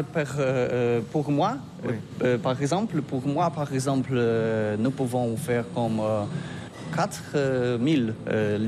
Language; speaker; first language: French; non-native, learner; Polish